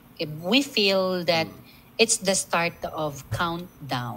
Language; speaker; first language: English; non-native, local second language; Filipino